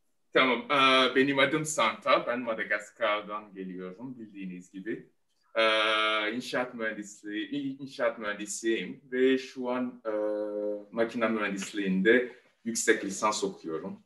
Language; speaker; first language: Turkish; non-native, fluent; Malagasy